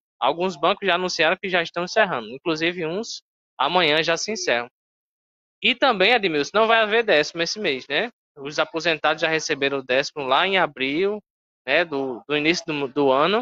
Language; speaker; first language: Portuguese; native; Portuguese